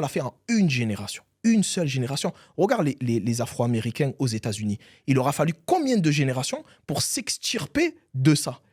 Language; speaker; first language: French; early bilingual, other home language; Arabic